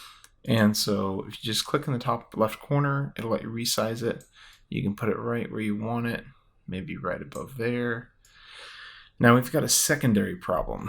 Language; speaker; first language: English; native; English